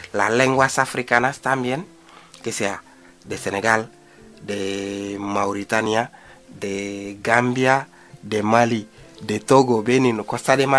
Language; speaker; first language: Spanish; non-native, fluent; Wolof